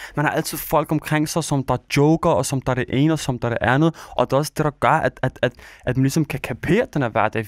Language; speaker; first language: Danish; early bilingual, other home language; Albanian